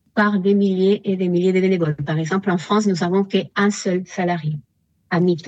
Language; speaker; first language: French; non-native, fluent; Spanish